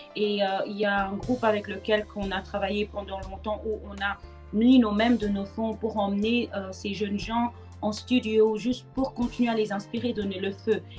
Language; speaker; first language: French; non-native, local second language; Lingala